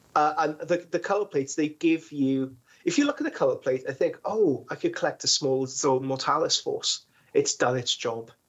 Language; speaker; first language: English; native; English